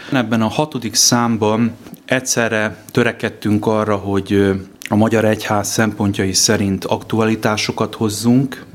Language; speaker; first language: Hungarian; native; Hungarian